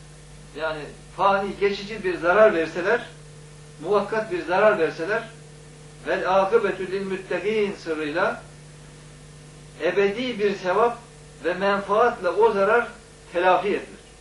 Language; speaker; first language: Turkish; native; Turkish